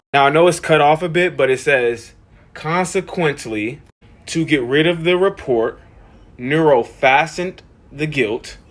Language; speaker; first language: English; native; English